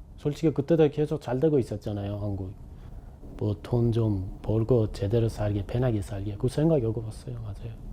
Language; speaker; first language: Korean; non-native, fluent; Persian